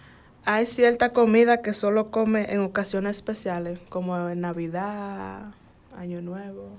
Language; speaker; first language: Spanish; early bilingual, heritage; Spanish